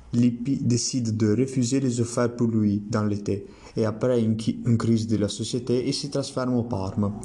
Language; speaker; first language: French; non-native, learner; Italian